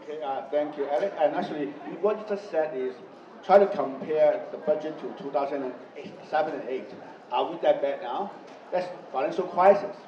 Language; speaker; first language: English; non-native, learner; Chinese